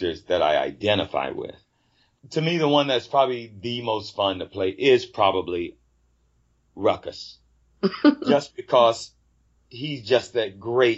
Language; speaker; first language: English; native; English